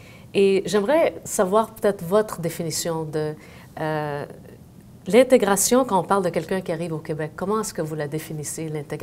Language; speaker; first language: French; native; French